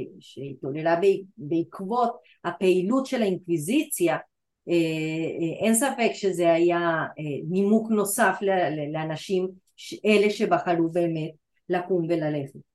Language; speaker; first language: Hebrew; non-native, fluent; Spanish